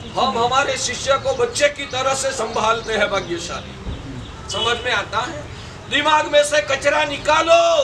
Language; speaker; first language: Hindi; non-native, local second language; Gujarati